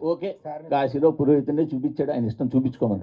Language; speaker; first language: Telugu; native; Telugu